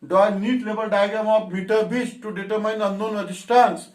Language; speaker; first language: Hindi; non-native, local second language; Marathi